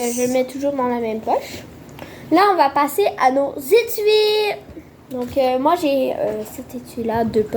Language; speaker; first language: French; native; French